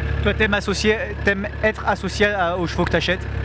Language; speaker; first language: French; native; French